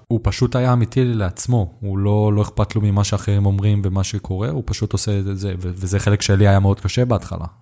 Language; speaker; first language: Hebrew; native; Hebrew